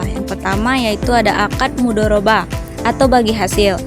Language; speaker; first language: Indonesian; native; Indonesian